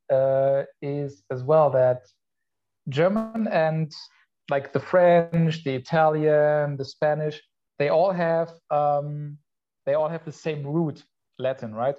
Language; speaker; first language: English; non-native, fluent; Polish